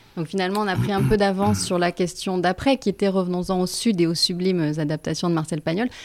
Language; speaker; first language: French; native; French